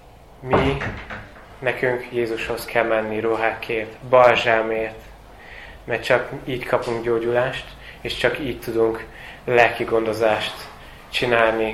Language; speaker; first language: Hungarian; non-native, fluent; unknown